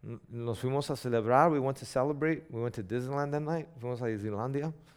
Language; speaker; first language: English; early bilingual, other home language; Spanish